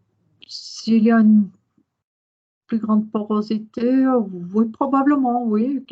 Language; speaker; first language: French; non-native, fluent; Norwegian